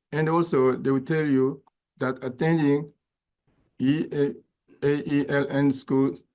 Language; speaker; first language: English; non-native, fluent; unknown